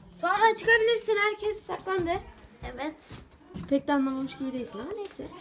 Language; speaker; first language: Turkish; native; Turkish